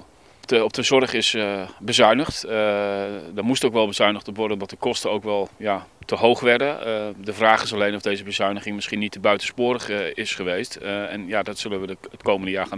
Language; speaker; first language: Dutch; native; Dutch